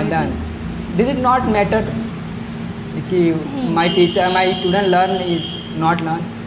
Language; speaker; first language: English; non-native, learner; Hindi